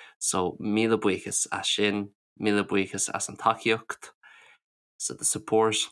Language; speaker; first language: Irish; non-native, local second language; English